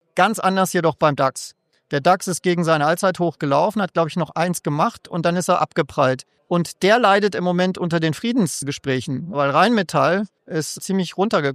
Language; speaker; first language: German; native; German